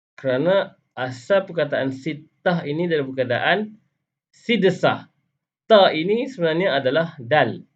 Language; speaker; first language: Malay; native; Malay